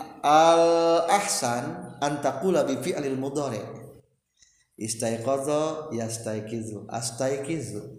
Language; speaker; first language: Arabic; non-native, fluent; Indonesian